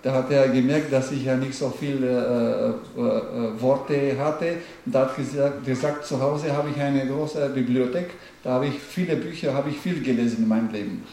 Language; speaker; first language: German; non-native, learner; Romanian